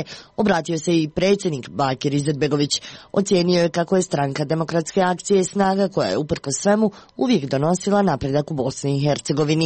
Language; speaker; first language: Croatian; native; Croatian